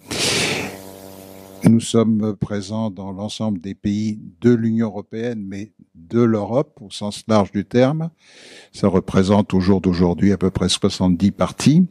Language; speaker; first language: French; native; French